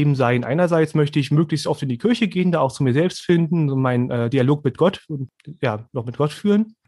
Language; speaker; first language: German; native; German